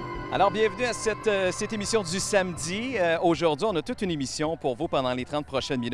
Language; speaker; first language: French; native; French